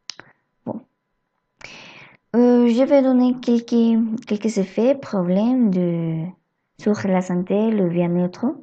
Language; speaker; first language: French; non-native, learner; Spanish